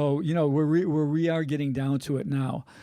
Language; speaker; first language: English; native; English